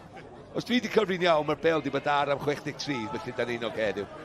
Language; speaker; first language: Welsh; native; Welsh